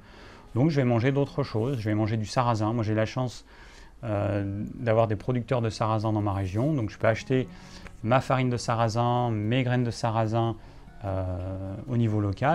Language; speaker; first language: French; native; French